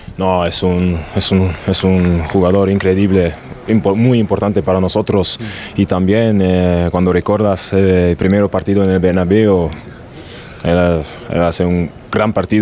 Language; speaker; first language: Spanish; non-native, learner; German